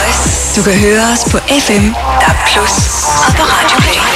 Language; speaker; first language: Danish; native; Danish